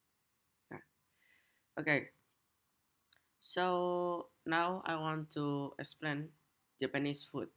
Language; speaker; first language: English; non-native, learner; Indonesian